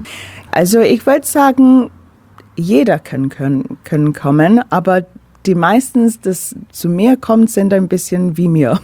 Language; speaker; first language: German; non-native, fluent; English